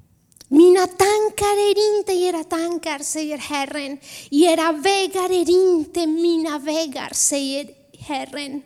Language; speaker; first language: Swedish; non-native, fluent; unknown